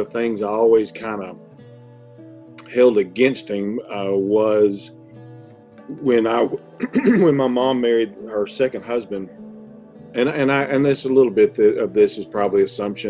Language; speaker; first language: English; native; English